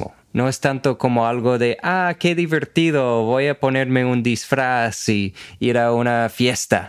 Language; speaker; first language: Spanish; non-native, fluent; English